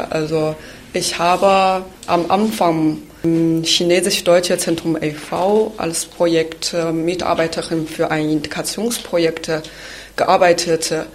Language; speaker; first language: German; non-native, fluent; Chinese